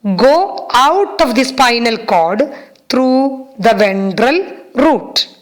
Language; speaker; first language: English; non-native, local second language; Malayalam